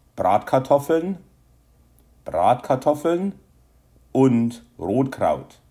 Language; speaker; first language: German; non-native, fluent; English